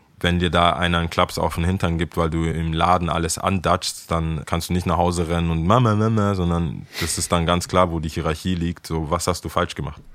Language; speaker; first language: German; early bilingual, other home language; Akan